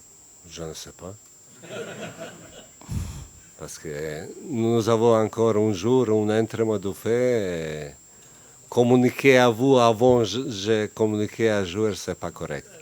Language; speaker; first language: French; non-native, learner; Bosnian